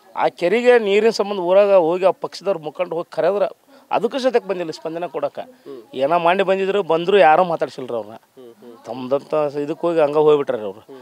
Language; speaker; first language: Kannada; native; Kannada